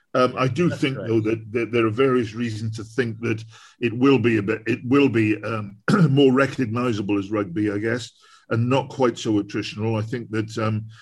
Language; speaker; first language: English; native; English